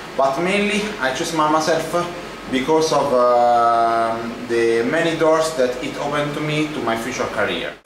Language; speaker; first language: English; non-native, fluent; Italian